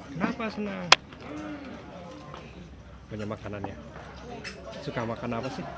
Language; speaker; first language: Indonesian; native; Indonesian